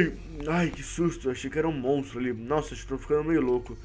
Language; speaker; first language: Portuguese; native; Portuguese